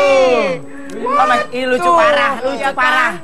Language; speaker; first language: Indonesian; native; Indonesian